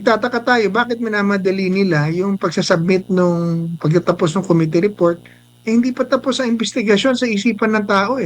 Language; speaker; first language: Filipino; native; Filipino